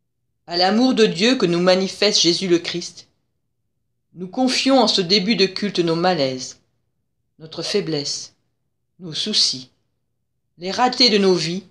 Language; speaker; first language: French; native; French